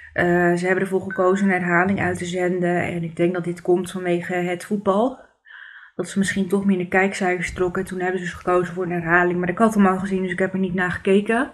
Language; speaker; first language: Dutch; native; Dutch